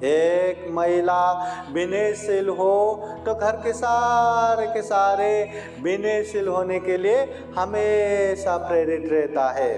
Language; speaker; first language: Hindi; non-native, local second language; Marathi